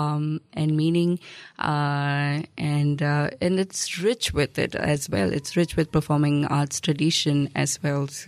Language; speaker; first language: English; non-native, local second language; Malayalam